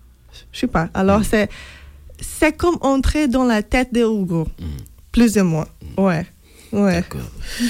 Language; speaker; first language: French; non-native, fluent; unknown